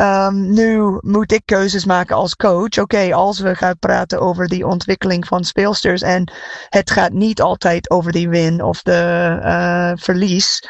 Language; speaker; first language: Dutch; non-native, fluent; English